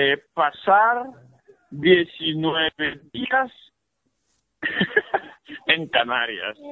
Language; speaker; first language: Spanish; non-native, fluent; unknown